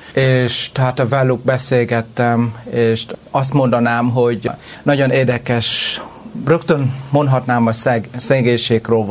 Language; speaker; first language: Hungarian; non-native, learner; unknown